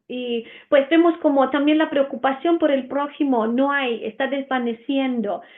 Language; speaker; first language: Spanish; non-native, fluent; Romanian